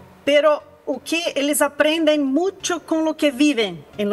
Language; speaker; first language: Spanish; non-native, learner; Portuguese